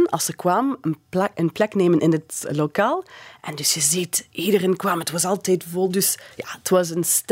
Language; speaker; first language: Dutch; non-native, fluent; English